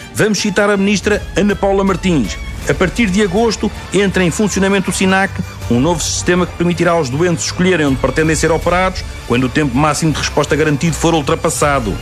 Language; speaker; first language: Portuguese; native; Portuguese